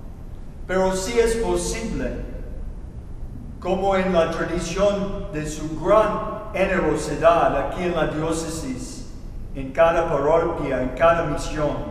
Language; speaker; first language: Spanish; non-native, learner; English